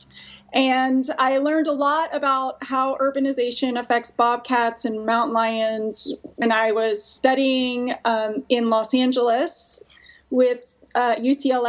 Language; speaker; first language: English; native; English